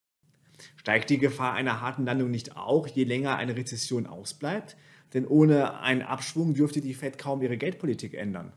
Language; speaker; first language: German; native; German